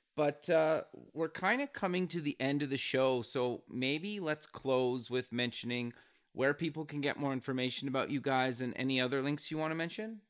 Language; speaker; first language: English; native; English